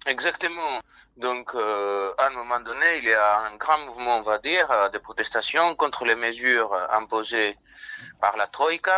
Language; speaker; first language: French; non-native, fluent; Greek